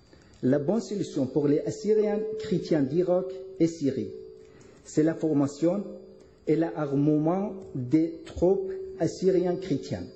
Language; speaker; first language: French; non-native, learner; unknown